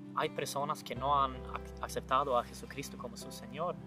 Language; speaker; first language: Spanish; non-native, fluent; Swedish